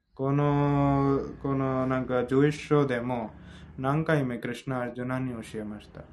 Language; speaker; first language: Japanese; non-native, fluent; Hindi